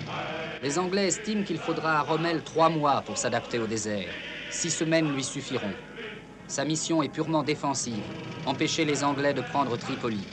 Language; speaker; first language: French; native; French